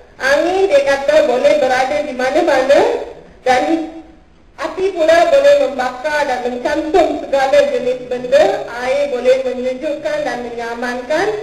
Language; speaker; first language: Malay; non-native, local second language; Tamil